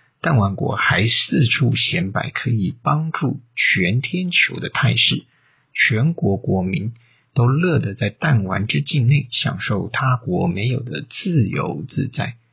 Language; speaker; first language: Chinese; native; Chinese